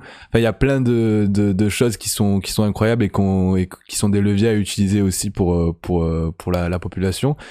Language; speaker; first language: French; native; French